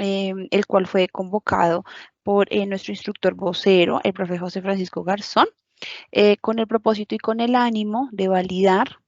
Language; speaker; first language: Spanish; native; Spanish